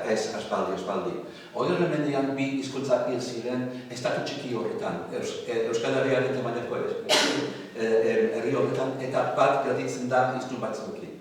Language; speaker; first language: Basque; non-native, fluent; English